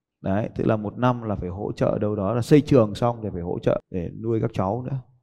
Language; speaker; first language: Vietnamese; native; Vietnamese